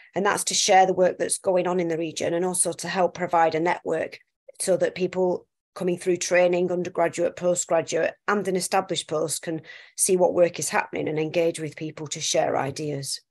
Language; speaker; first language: English; native; English